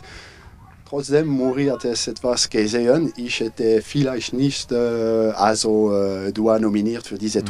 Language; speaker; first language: German; non-native, fluent; French